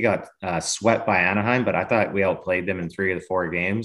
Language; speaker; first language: English; native; English